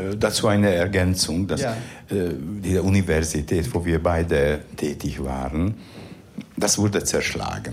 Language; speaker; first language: German; non-native, fluent; Hungarian